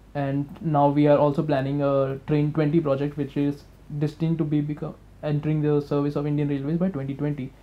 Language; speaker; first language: English; non-native, local second language; Hindi